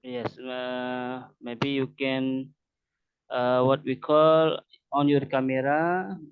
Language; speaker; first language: English; non-native, learner; Indonesian